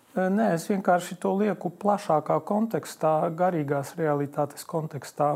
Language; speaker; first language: Latvian; non-native, local second language; Polish